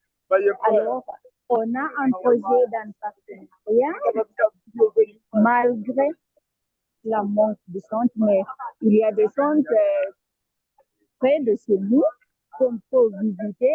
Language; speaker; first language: French; non-native, fluent; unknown